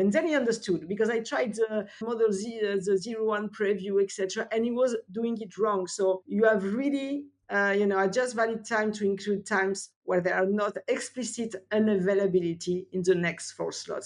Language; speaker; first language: English; non-native, fluent; French